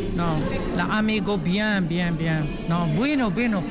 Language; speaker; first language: Spanish; non-native, learner; Arabic